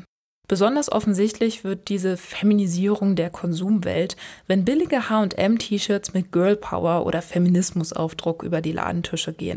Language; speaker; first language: German; native; German